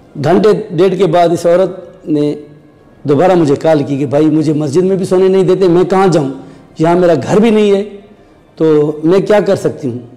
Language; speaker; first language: Urdu; non-native, local second language; Sindhi